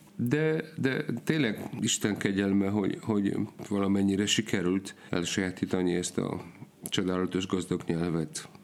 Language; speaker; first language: Hungarian; non-native, fluent; Polish